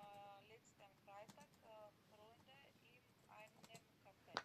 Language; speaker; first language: German; non-native, learner; Macedonian